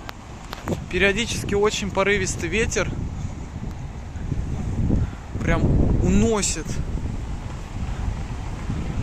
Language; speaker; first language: Russian; native; Russian